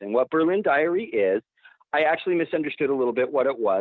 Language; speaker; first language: English; native; English